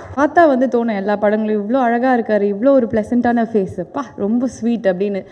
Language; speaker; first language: Tamil; native; Tamil